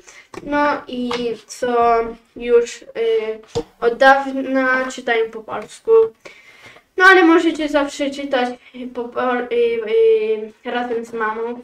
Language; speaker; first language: Polish; early bilingual, heritage; Polish